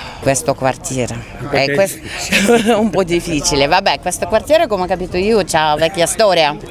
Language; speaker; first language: Italian; non-native, learner; Ukrainian